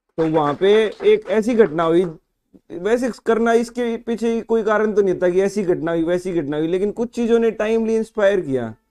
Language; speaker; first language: Hindi; native; Hindi